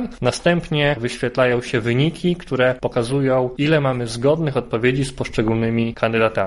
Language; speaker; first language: Polish; native; Polish